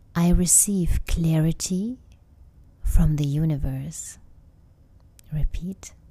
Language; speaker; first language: English; non-native, fluent; German